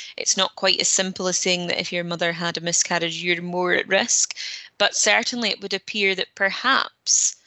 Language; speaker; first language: English; native; English